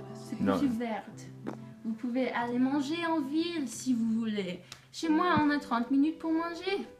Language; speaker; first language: French; non-native, fluent; English